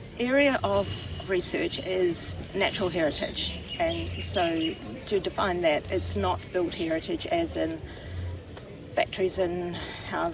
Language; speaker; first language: English; native; English